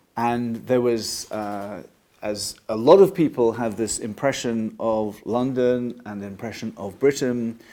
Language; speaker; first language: English; native; English